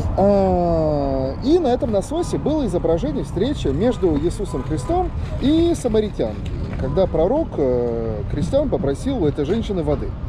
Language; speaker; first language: Russian; early bilingual, heritage; Russian